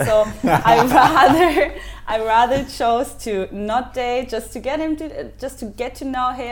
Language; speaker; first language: English; non-native, fluent; German